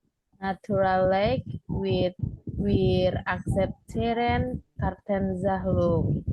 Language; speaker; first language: German; non-native, learner; Indonesian